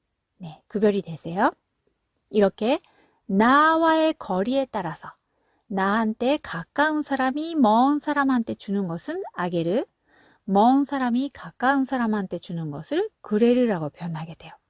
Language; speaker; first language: Korean; non-native, fluent; Japanese